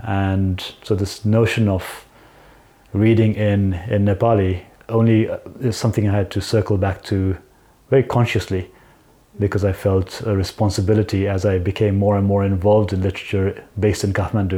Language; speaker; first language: English; non-native, local second language; Nepali